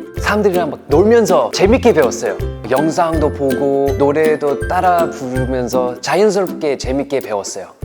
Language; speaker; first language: Korean; non-native, fluent; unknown